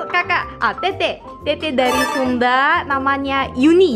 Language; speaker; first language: Indonesian; non-native, fluent; Korean